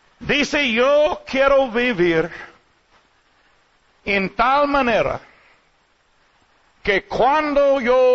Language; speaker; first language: Spanish; non-native, learner; English